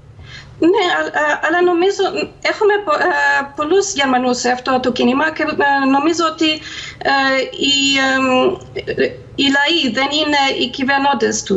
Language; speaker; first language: Greek; non-native, fluent; German